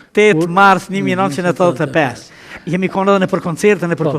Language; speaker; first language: Albanian; native; Albanian